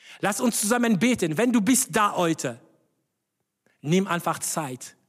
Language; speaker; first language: German; non-native, fluent; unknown